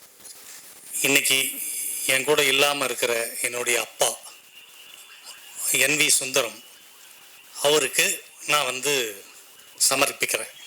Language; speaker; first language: Tamil; native; Tamil